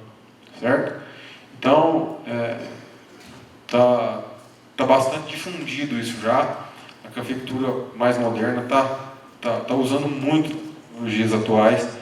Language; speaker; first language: Portuguese; native; Portuguese